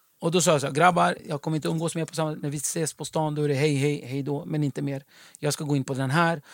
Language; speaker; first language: Swedish; early bilingual, other home language; Kurdish